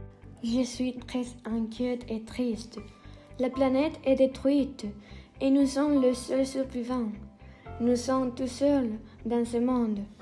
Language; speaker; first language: French; non-native, learner; Spanish